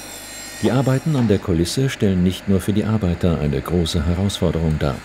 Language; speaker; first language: German; native; German